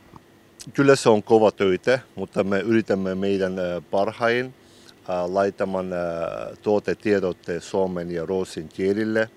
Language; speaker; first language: Finnish; non-native, learner; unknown